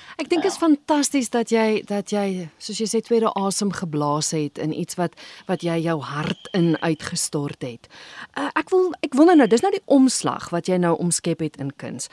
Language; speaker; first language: Afrikaans; native; Afrikaans